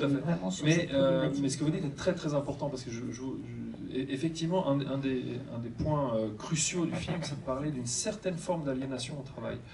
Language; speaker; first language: French; native; French